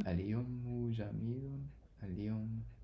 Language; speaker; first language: Arabic; non-native, learner; English